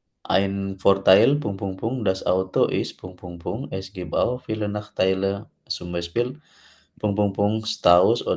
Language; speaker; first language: German; non-native, learner; Indonesian